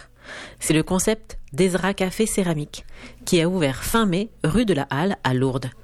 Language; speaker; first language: French; native; French